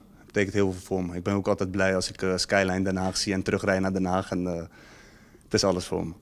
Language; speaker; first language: Dutch; native; Dutch